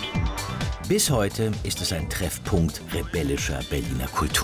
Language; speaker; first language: German; native; German